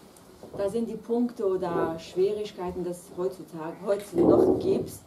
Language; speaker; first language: German; non-native, fluent; Kurdish